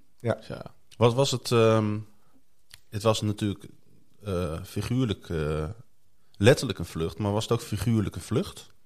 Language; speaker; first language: Dutch; native; Dutch